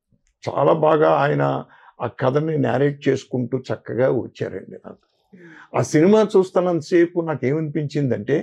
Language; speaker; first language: Telugu; native; Telugu